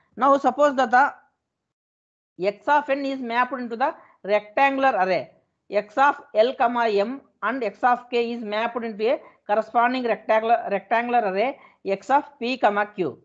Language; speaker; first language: English; non-native, local second language; Telugu